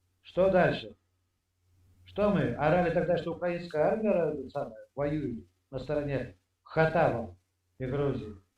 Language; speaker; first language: Russian; native; Russian